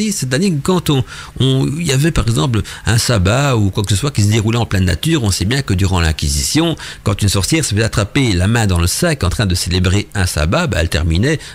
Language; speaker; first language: French; native; French